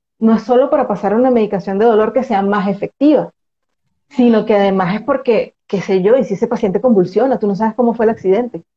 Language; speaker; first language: Spanish; native; Spanish